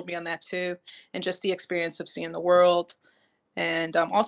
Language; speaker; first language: English; native; English